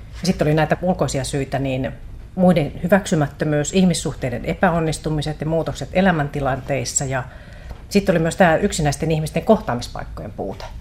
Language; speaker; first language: Finnish; native; Finnish